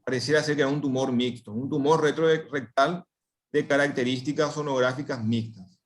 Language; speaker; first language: Spanish; native; Spanish